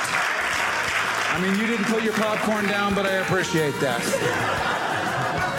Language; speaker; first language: English; native; English